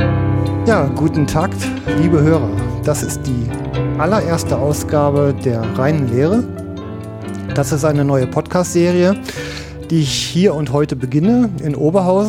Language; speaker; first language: German; native; German